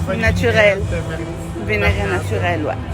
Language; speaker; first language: French; non-native, fluent; Arabic